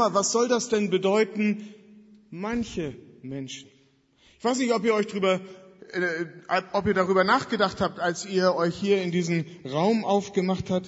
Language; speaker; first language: German; native; German